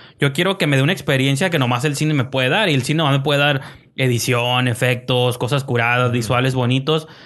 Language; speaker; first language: Spanish; native; Spanish